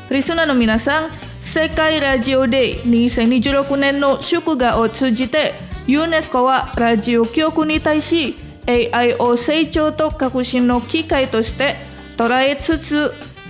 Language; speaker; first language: Japanese; non-native, fluent; Indonesian